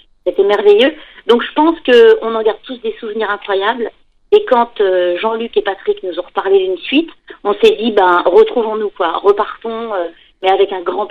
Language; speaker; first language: French; native; French